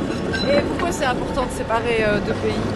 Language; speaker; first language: French; native; French